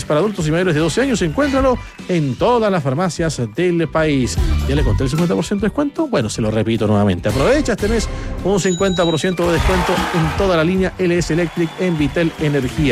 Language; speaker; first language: Spanish; native; Spanish